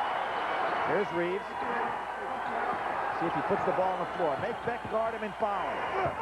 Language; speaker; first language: English; native; English